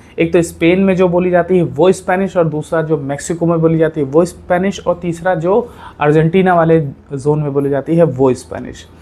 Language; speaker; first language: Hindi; native; Hindi